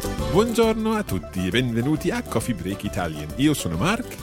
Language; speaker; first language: Italian; non-native, fluent; English